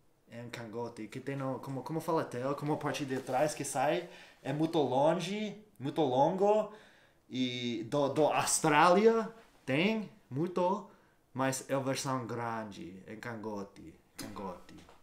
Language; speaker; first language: Portuguese; non-native, fluent; English